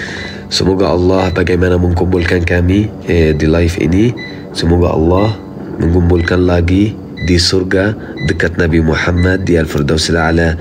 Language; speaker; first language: Indonesian; non-native, fluent; Arabic